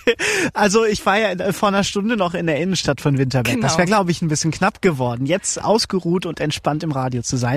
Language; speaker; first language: German; native; German